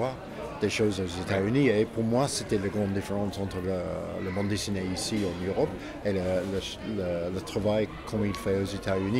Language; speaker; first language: French; non-native, fluent; English